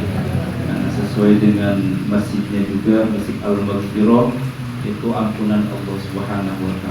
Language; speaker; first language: Indonesian; native; Indonesian